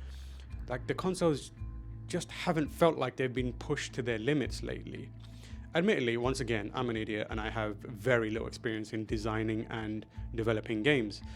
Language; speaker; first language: English; native; English